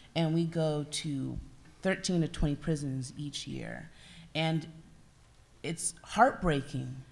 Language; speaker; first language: English; native; English